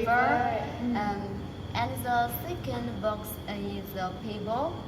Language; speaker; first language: English; non-native, learner; Chinese